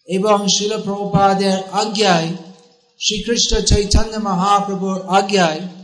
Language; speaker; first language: Bangla; non-native, fluent; English